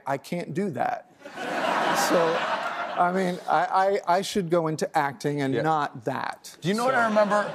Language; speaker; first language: English; native; English